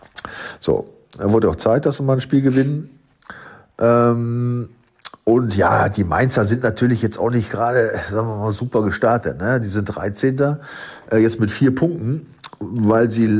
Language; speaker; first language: German; native; German